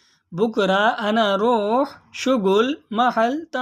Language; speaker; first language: Arabic; non-native, learner; Hindi